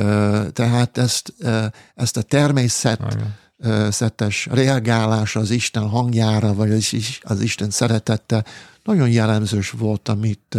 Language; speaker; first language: Hungarian; non-native, fluent; English